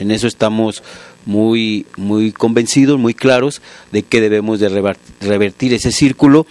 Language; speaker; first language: Spanish; native; Spanish